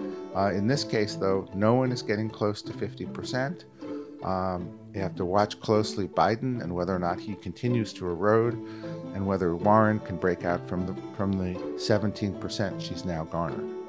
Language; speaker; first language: English; native; English